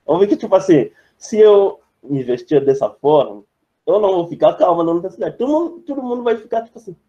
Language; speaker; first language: Portuguese; non-native, fluent; French